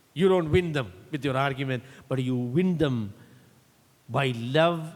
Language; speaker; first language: English; non-native, local second language; Malayalam